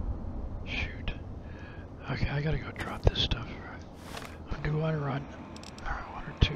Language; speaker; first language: English; native; English